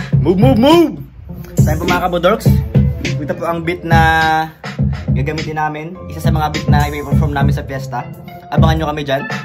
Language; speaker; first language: Filipino; non-native, local second language; Bikol